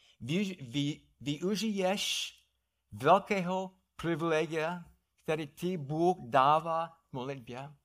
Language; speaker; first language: Czech; non-native, fluent; English